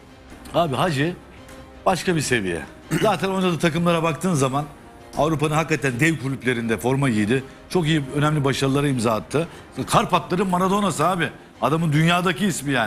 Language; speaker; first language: Turkish; native; Turkish